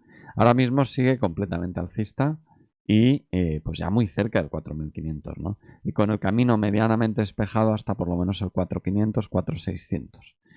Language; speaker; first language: Spanish; native; Spanish